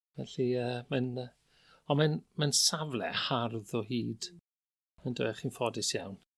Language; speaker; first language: Welsh; native; Welsh